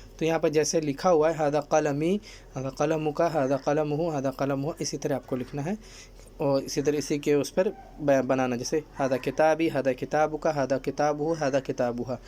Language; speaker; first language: Urdu; native; Urdu